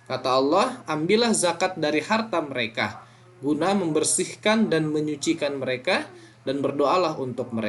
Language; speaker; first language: Indonesian; native; Indonesian